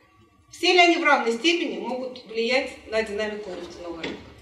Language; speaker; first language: Russian; native; Russian